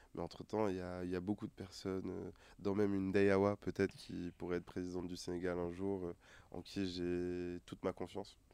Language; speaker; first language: French; non-native, local second language; Wolof